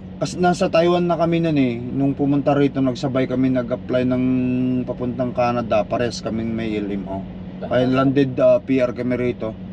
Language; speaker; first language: Filipino; non-native, local second language; Iloko